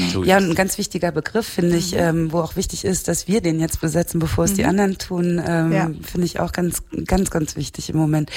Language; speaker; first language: German; native; German